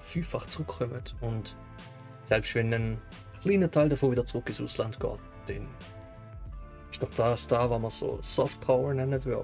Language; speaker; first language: German; native; German